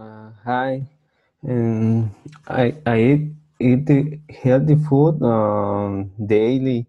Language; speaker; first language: English; non-native, learner; Spanish